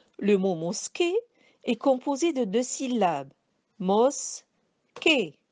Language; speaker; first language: French; non-native, local second language; Arabic